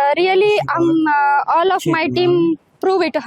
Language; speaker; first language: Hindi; non-native, local second language; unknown